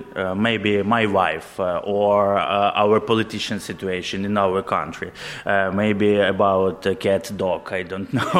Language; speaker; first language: English; non-native, learner; Ukrainian